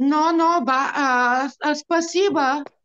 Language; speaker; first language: Russian; non-native, learner; Italian